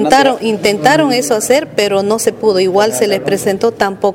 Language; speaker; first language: Spanish; native; Spanish